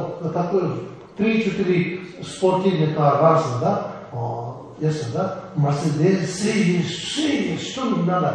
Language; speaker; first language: Russian; non-native, learner; Tibetan